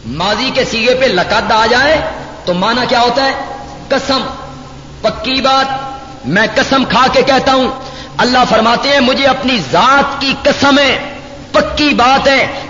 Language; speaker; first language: Urdu; native; Urdu